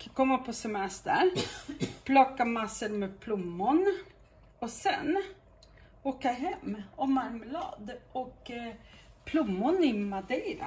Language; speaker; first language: Swedish; non-native, fluent; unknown